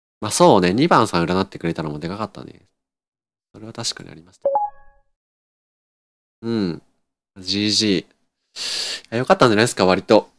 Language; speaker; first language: Japanese; native; Japanese